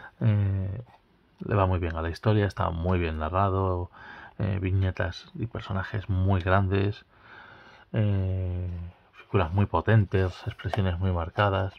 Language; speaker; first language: Spanish; native; Spanish